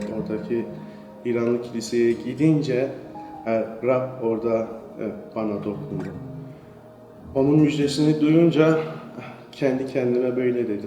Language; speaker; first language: Turkish; non-native, fluent; Persian